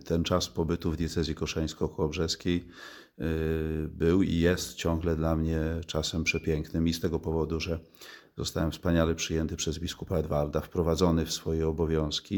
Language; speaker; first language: Polish; native; Polish